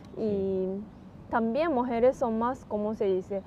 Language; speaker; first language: Spanish; non-native, learner; Japanese